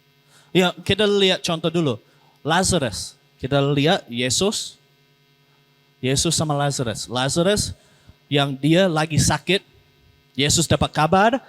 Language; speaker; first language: Indonesian; non-native, learner; English